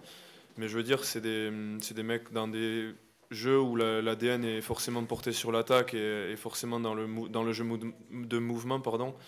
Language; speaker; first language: French; native; French